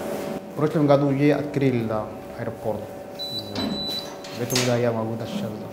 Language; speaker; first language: Russian; non-native, learner; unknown